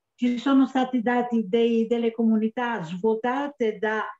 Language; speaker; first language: Italian; native; Italian